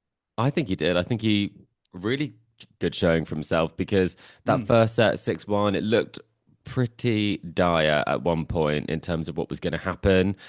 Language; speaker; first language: English; native; English